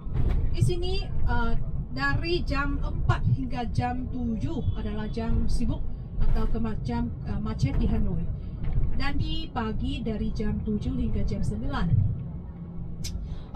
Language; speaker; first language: Indonesian; non-native, fluent; Vietnamese